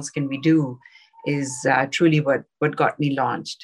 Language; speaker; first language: English; non-native, local second language; Urdu